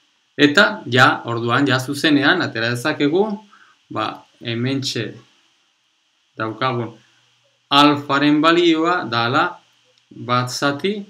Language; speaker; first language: Basque; non-native, local second language; Spanish